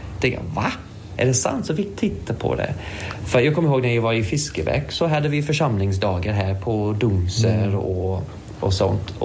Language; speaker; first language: Swedish; non-native, fluent; English